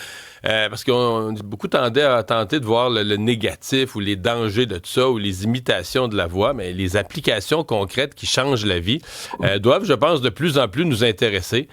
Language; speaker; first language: French; native; French